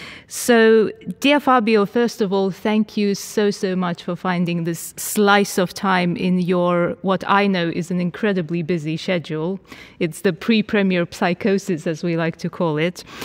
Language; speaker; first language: English; non-native, fluent; Lithuanian